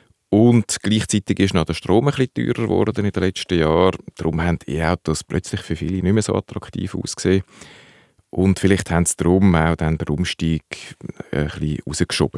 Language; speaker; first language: German; native; German